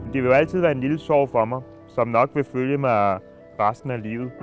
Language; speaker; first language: Danish; native; Danish